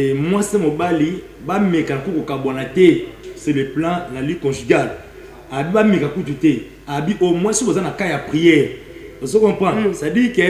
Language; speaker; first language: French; non-native, local second language; Lingala